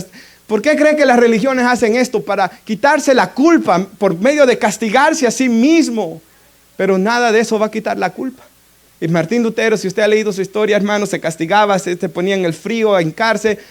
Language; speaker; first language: Spanish; native; Spanish